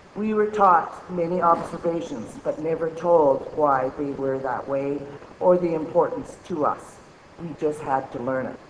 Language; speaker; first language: English; native; English